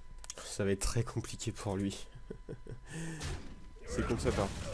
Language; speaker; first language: French; native; French